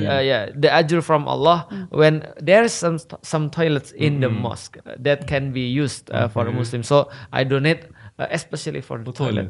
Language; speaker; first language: English; non-native, fluent; Indonesian